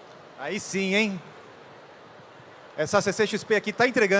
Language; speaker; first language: Portuguese; native; Portuguese